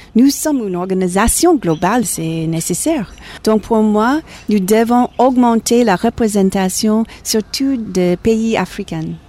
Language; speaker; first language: French; non-native, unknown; English